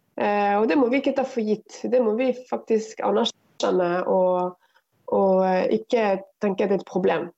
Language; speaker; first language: Norwegian; non-native, fluent; Arabic